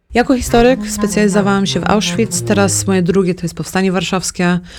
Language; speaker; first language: Polish; early bilingual, heritage; Polish